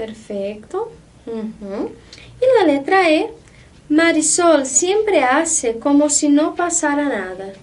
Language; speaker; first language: Spanish; non-native, fluent; Portuguese